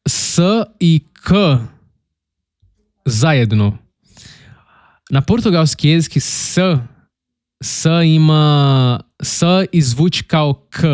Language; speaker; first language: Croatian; non-native, learner; Portuguese